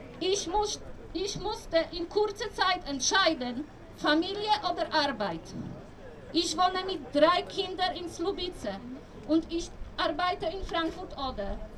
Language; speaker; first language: German; non-native, fluent; Polish